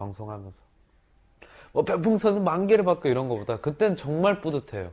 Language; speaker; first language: Korean; native; Korean